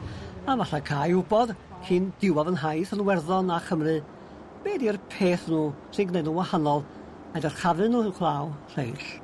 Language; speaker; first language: Welsh; native; Welsh